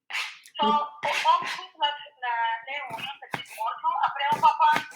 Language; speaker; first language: French; non-native, learner; Spanish